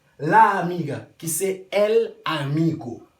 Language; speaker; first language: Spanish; non-native, learner; Haitian Creole